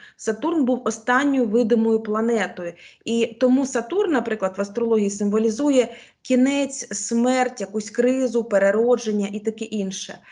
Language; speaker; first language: Ukrainian; non-native, local second language; Russian